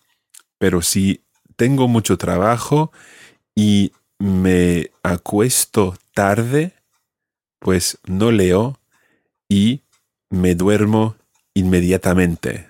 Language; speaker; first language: Spanish; non-native, fluent; English